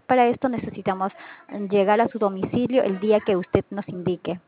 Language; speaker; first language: Spanish; native; Spanish